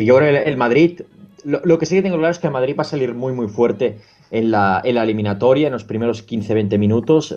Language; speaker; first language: Spanish; native; Spanish